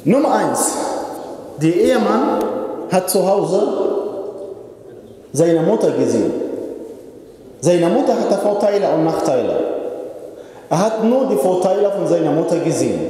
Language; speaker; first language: German; non-native, fluent; Arabic